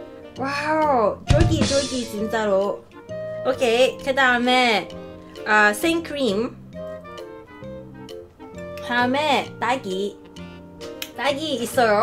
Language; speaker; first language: Korean; non-native, learner; Cantonese